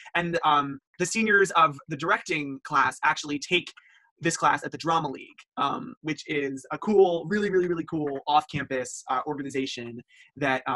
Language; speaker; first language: English; native; English